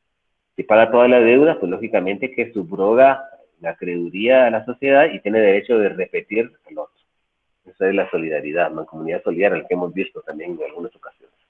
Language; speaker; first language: Spanish; native; Spanish